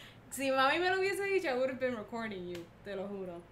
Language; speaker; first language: English; non-native, local second language; Spanish